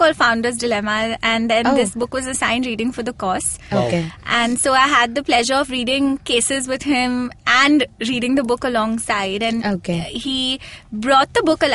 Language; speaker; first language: English; non-native, local second language; Hindi